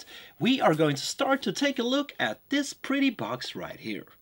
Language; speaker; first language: English; non-native, fluent; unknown